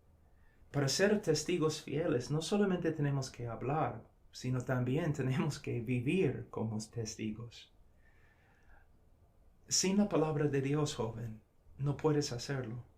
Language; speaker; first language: Spanish; non-native, fluent; English